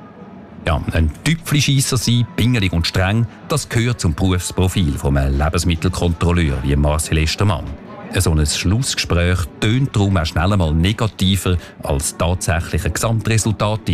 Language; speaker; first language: German; native; German